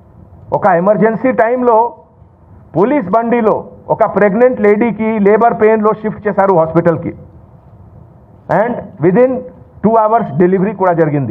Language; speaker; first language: Telugu; non-native, local second language; Hindi